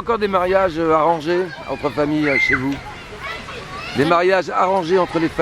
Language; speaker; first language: French; native; French